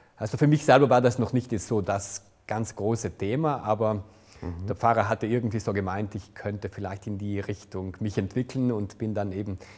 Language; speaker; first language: German; non-native, local second language; Ladin